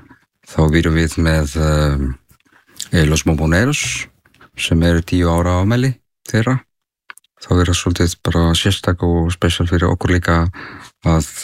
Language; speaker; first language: Icelandic; non-native, learner; Spanish